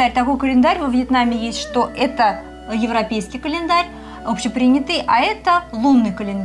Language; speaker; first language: Russian; native; Russian